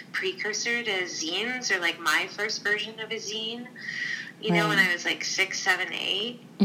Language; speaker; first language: English; native; English